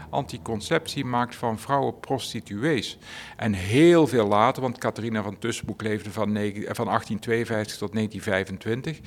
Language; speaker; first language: Dutch; native; Dutch